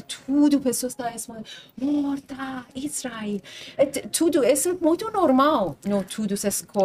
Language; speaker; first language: Portuguese; non-native, learner; Persian